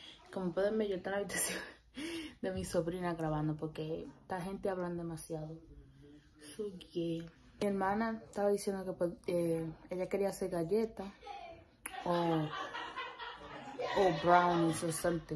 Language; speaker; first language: Spanish; early bilingual, heritage; Spanish